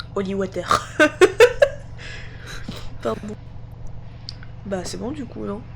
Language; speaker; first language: French; native; French